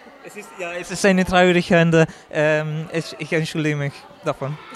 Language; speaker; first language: German; non-native, learner; Spanish